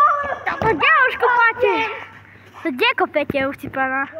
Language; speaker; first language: Polish; non-native, learner; Slovak